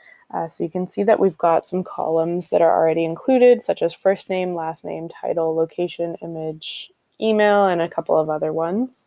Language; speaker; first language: English; native; English